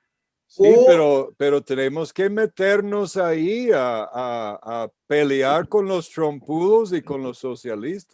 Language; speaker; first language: Spanish; non-native, fluent; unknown